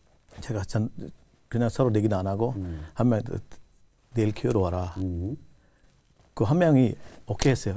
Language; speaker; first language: Korean; non-native, learner; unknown